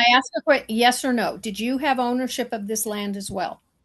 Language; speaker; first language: English; native; English